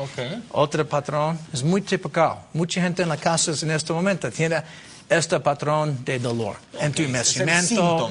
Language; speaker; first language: Spanish; non-native, learner; English